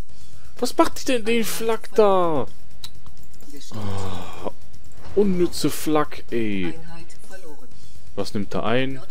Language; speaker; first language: German; native; German